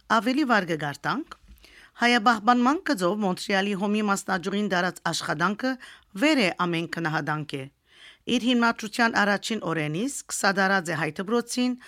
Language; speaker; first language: Armenian; early bilingual, heritage; Armenian